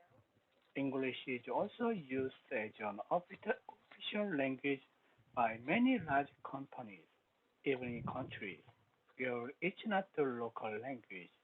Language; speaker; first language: English; non-native, learner; Korean